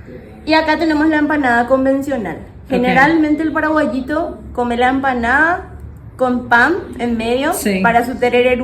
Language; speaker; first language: Spanish; native; Spanish